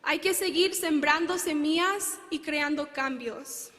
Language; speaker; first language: Spanish; early bilingual, heritage; Spanish